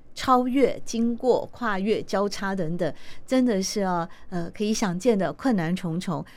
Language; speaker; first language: Chinese; native; Chinese